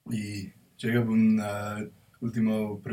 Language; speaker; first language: Spanish; non-native, learner; English